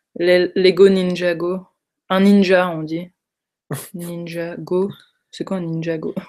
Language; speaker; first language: French; native; French